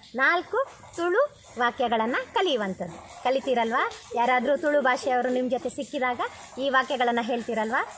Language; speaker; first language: Kannada; non-native, local second language; Tulu